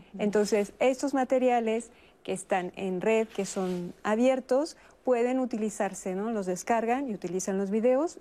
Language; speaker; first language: Spanish; native; Spanish